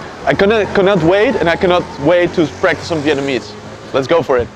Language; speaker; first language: English; non-native, fluent; Dutch